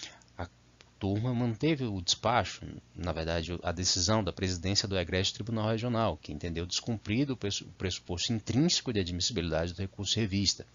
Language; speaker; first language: Portuguese; native; Portuguese